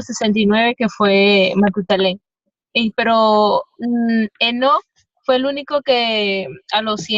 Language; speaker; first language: Spanish; native; Spanish